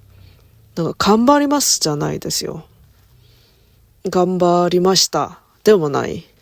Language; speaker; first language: Japanese; non-native, learner; Korean